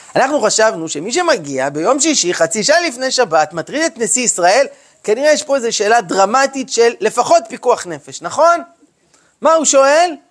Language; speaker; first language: Hebrew; native; Hebrew